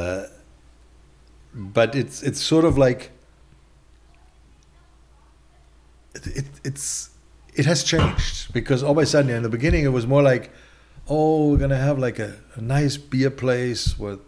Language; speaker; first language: English; non-native, fluent; German